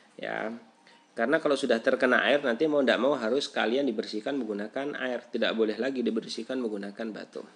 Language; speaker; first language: Indonesian; native; Indonesian